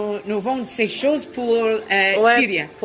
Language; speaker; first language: French; non-native, learner; English